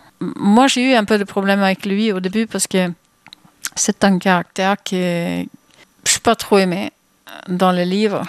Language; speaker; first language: French; non-native, fluent; Swedish